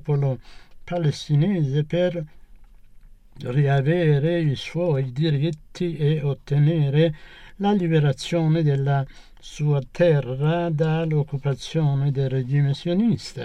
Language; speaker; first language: Italian; non-native, fluent; Persian